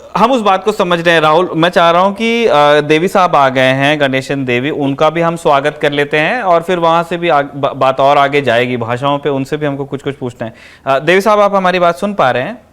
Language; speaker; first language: Hindi; native; Hindi